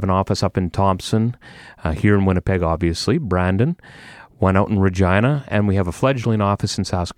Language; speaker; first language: English; native; English